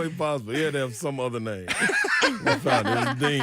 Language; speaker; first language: English; native; English